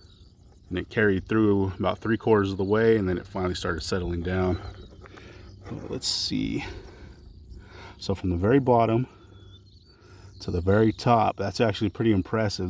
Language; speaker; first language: English; native; English